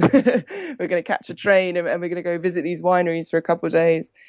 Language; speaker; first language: English; native; English